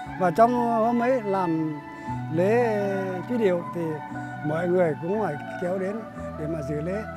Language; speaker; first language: Vietnamese; non-native, local second language; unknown